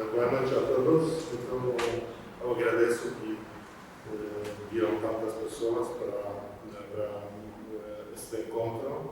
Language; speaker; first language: Portuguese; non-native, fluent; Polish